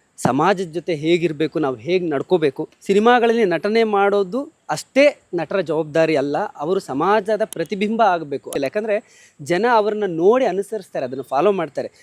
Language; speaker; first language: Kannada; native; Kannada